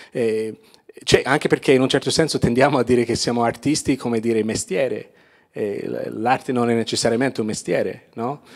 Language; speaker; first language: Italian; non-native, fluent; English